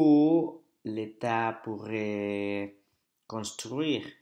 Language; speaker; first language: French; non-native, learner; Spanish